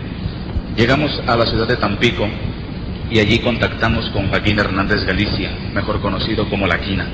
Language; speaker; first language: Spanish; native; Spanish